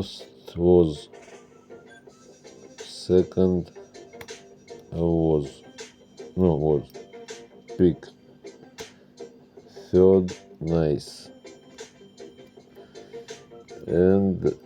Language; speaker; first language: English; non-native, learner; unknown